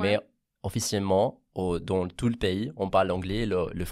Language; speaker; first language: French; non-native, fluent; Catalan